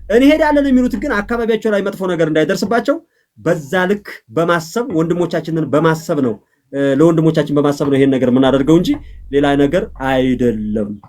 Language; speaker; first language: Amharic; native; Amharic